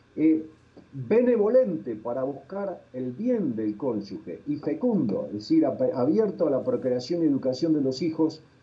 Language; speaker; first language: Spanish; native; Spanish